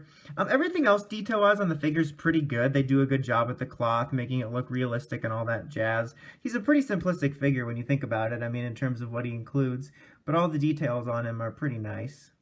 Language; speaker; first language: English; native; English